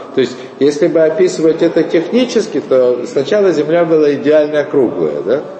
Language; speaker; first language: Russian; native; Russian